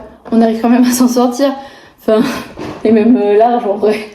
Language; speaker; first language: French; native; French